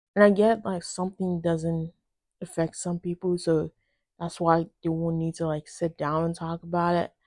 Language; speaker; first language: English; non-native, local second language; Yoruba